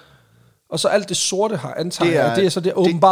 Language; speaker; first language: Danish; native; Danish